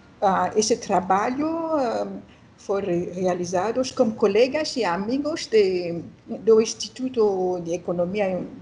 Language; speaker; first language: Portuguese; non-native, learner; French